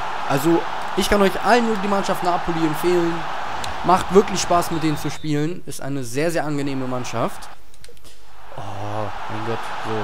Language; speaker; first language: German; native; German